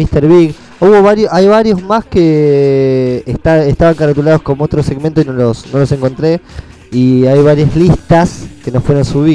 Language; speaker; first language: Spanish; native; Spanish